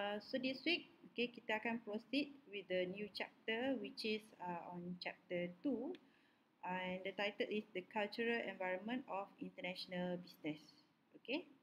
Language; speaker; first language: English; non-native, local second language; Malay